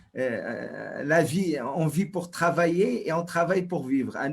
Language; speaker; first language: French; non-native, local second language; Arabic